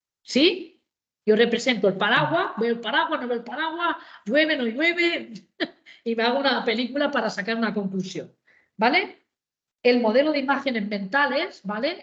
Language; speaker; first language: Spanish; native; Spanish